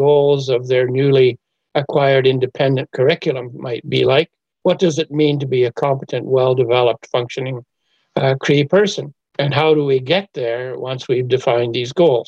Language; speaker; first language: English; native; English